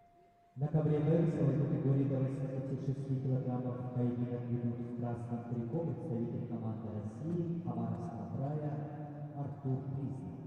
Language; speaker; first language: Russian; native; Russian